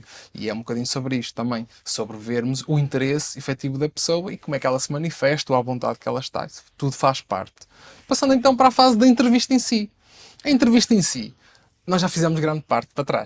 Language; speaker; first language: Portuguese; native; Portuguese